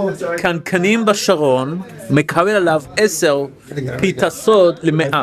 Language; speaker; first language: Hebrew; non-native, fluent; English